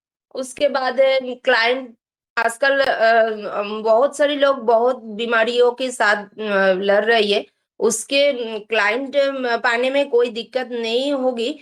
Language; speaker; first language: Hindi; non-native, local second language; Bangla